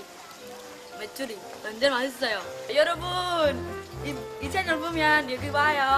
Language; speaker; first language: Korean; non-native, learner; Indonesian